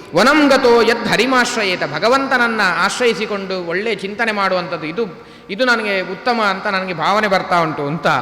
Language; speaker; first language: Kannada; native; Kannada